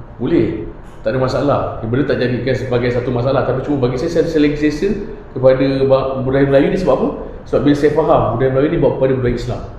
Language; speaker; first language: Malay; native; Malay